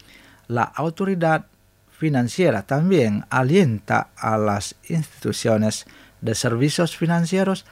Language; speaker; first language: Spanish; non-native, fluent; Indonesian